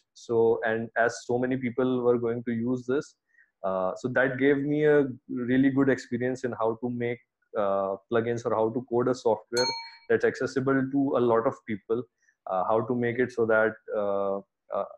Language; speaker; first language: English; non-native, local second language; Hindi